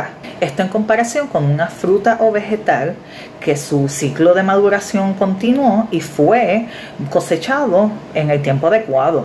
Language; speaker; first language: Spanish; native; Spanish